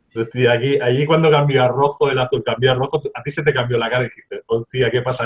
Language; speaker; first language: Spanish; native; Spanish